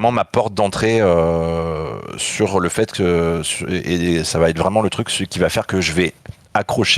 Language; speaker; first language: French; native; French